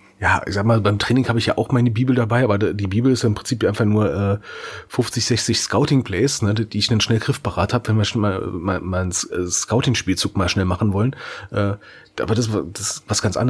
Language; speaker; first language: German; native; German